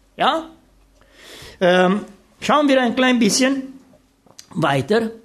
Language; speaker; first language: German; non-native, fluent; Romanian